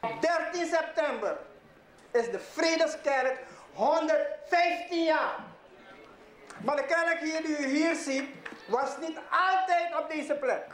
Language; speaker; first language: Dutch; non-native, local second language; Sranan Tongo